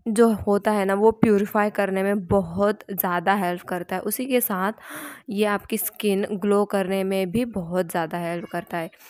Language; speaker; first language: Hindi; non-native, local second language; Marathi